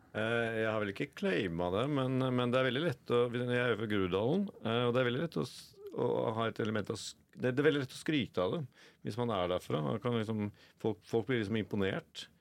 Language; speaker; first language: Norwegian; native; Norwegian